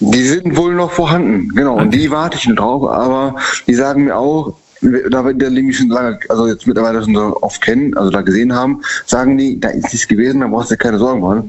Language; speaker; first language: German; native; German